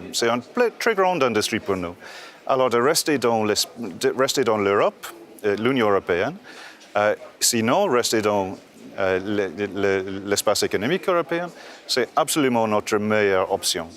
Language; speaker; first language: French; non-native, fluent; English